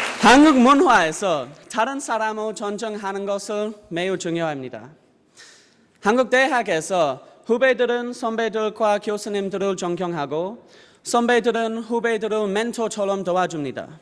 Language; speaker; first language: Korean; non-native, fluent; English